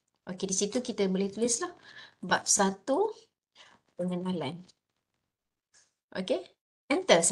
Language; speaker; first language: Malay; native; Malay